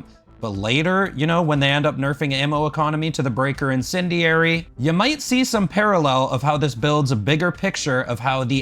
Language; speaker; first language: English; native; English